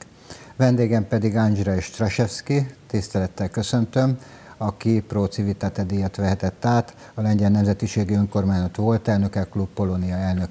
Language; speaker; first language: Hungarian; native; Hungarian